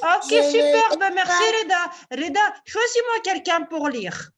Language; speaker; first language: French; non-native, local second language; Arabic